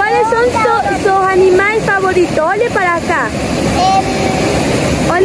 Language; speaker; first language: Spanish; non-native, learner; Portuguese